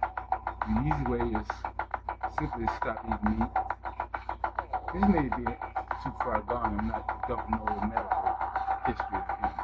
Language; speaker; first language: English; native; English